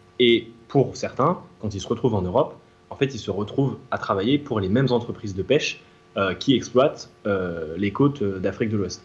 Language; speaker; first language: French; native; French